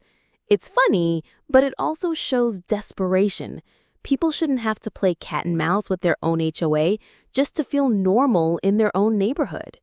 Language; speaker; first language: English; native; English